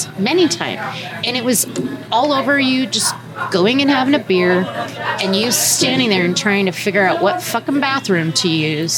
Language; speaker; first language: English; native; English